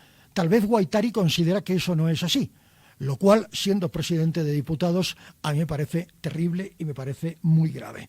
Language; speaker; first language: Spanish; native; Spanish